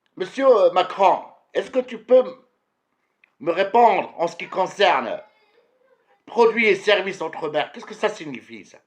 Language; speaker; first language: French; non-native, local second language; Arabic